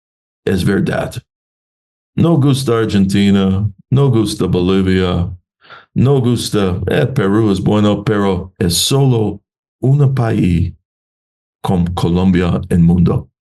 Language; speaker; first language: Spanish; non-native, learner; English